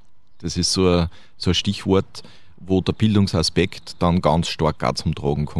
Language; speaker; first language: German; native; German